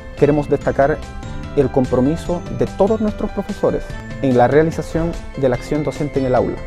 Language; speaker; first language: Spanish; native; Spanish